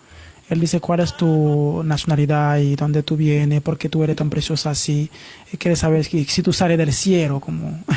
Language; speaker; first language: Spanish; non-native, learner; Haitian Creole